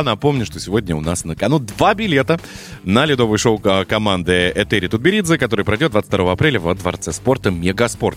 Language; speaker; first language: Russian; native; Russian